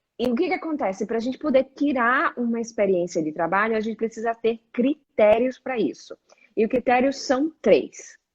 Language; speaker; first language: Portuguese; native; Portuguese